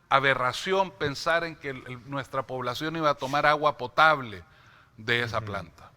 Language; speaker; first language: Spanish; native; Spanish